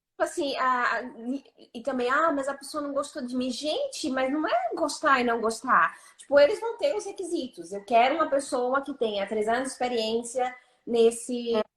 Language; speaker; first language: Portuguese; native; Portuguese